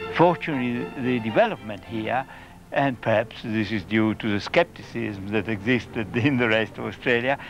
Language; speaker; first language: English; non-native, fluent; Italian